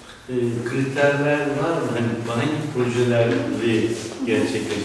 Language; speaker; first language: Turkish; native; Turkish